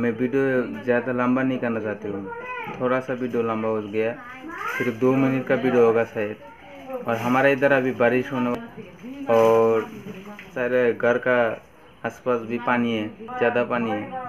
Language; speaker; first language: Hindi; non-native, local second language; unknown